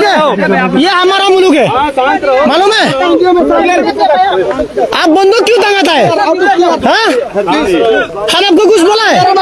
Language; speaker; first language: Hindi; non-native, learner; Bangla